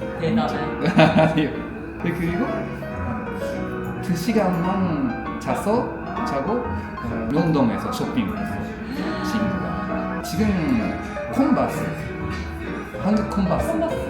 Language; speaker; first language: Korean; non-native, learner; Japanese